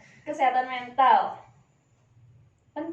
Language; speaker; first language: Indonesian; native; Indonesian